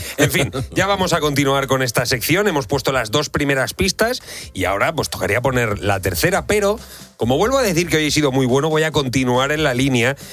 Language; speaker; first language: Spanish; native; Spanish